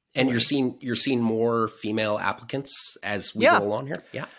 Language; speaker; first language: English; native; English